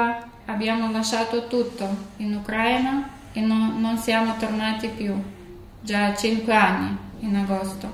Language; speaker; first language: Italian; non-native, learner; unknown